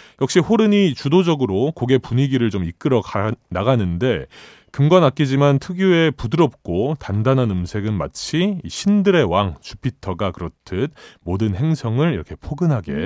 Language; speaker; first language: Korean; native; Korean